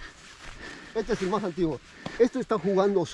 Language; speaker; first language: Spanish; native; Spanish